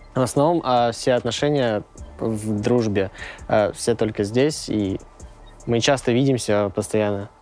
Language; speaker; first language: Russian; native; Russian